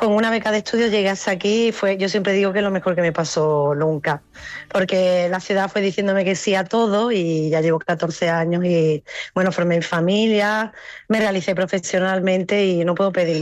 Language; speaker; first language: Spanish; native; Spanish